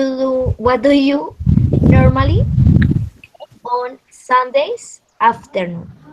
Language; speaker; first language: English; non-native, learner; Spanish